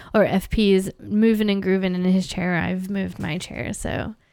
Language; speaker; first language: English; native; English